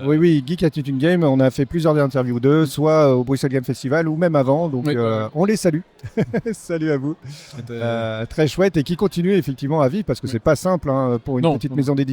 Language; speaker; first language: French; native; French